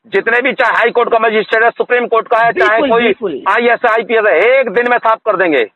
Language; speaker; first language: Hindi; native; Hindi